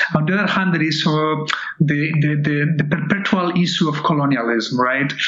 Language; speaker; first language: English; non-native, fluent; Spanish